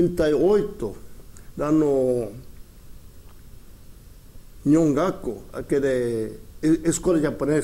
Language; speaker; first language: Portuguese; early bilingual, other home language; Japanese